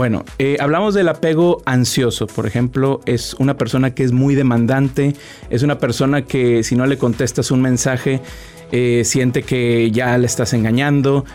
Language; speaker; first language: Spanish; native; Spanish